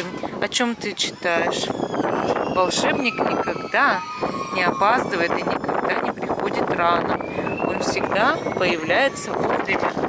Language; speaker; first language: Russian; native; Russian